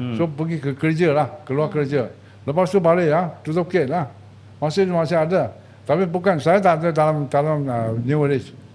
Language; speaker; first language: Malay; non-native, local second language; Chinese